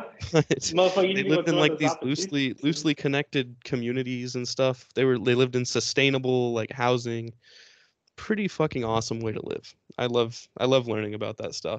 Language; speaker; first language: English; native; English